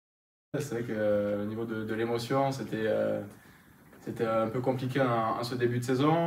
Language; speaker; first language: French; native; French